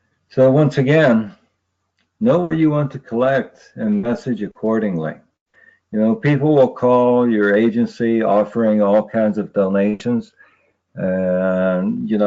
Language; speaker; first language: English; native; English